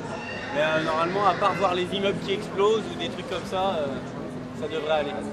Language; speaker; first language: French; native; French